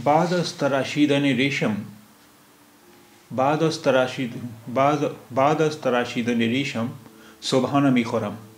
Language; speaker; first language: Persian; non-native, fluent; Urdu